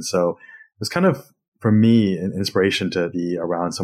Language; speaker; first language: English; native; English